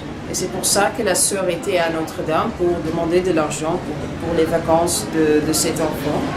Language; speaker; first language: French; non-native, learner; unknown